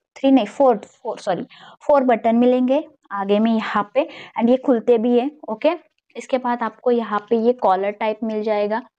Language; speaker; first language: Hindi; non-native, local second language; Marathi